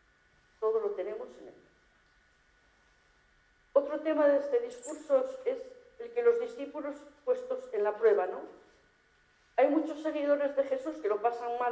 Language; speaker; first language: Spanish; native; Spanish